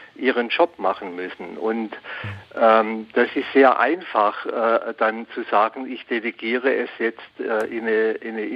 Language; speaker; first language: German; non-native, fluent; Spanish